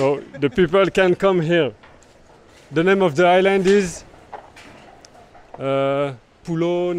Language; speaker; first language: English; non-native, learner; French